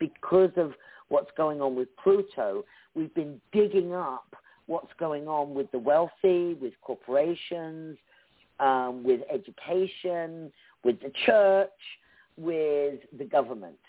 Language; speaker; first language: English; native; English